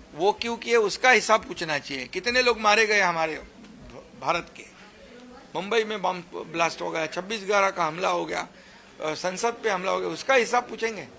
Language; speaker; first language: Hindi; non-native, local second language; Marathi